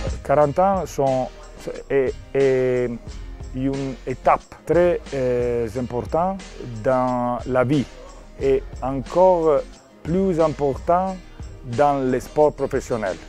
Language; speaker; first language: French; non-native, learner; Italian